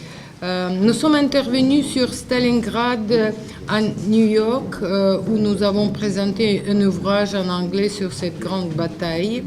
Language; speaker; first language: French; non-native, fluent; Russian